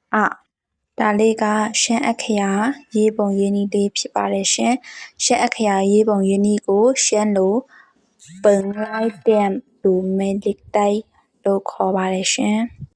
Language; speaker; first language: Burmese; non-native, local second language; Shan